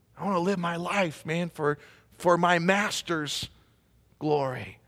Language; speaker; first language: English; native; English